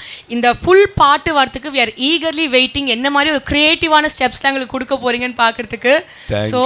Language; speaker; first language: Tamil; native; Tamil